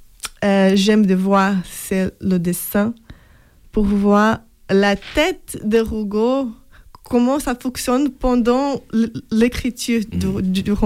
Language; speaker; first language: French; non-native, fluent; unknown